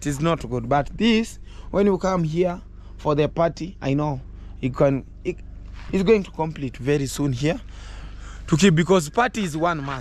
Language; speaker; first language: English; non-native, learner; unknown